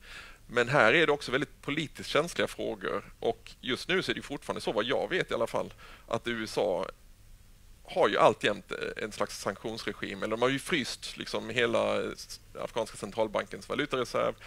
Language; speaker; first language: Swedish; native; Swedish